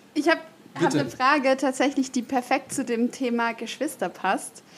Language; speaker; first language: German; native; German